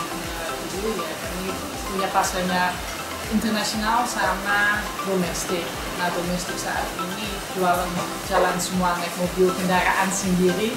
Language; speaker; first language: Indonesian; non-native, fluent; Dutch